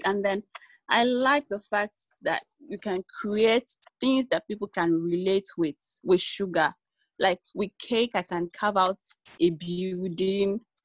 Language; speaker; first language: English; non-native, local second language; Yoruba